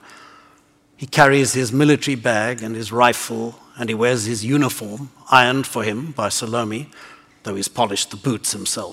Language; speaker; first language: English; native; English